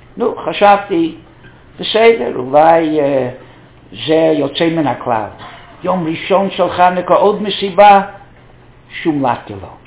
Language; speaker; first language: Hebrew; non-native, fluent; English